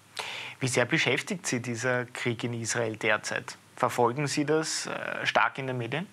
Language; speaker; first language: German; native; German